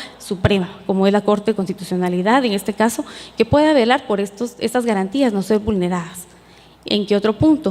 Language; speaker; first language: Spanish; native; Spanish